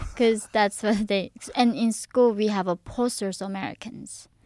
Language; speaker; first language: English; early bilingual, other home language; Korean